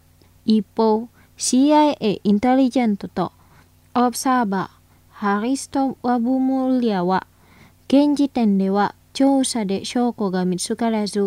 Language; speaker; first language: Japanese; non-native, fluent; Indonesian